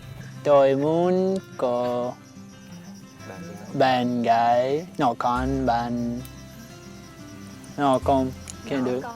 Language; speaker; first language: Vietnamese; non-native, learner; English